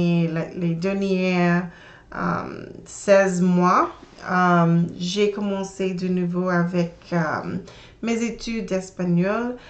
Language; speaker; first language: French; non-native, learner; English